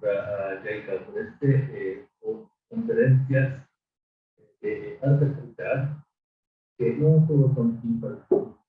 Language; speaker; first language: Spanish; non-native, fluent; Japanese